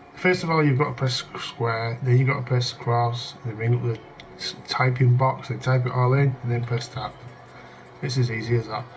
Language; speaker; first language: English; native; English